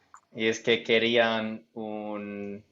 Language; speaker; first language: Spanish; non-native, fluent; English